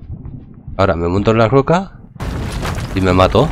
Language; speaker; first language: Spanish; native; Spanish